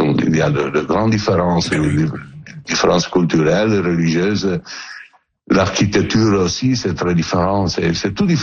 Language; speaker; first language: French; non-native, learner; Italian